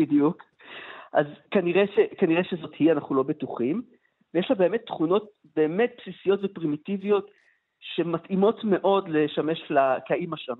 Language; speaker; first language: Hebrew; native; Hebrew